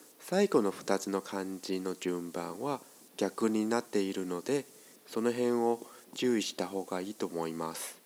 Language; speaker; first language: Japanese; non-native, fluent; Chinese